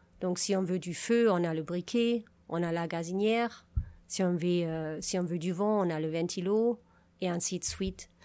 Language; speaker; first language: French; non-native, fluent; German